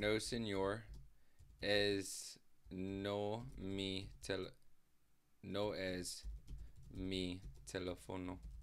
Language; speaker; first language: Spanish; non-native, learner; English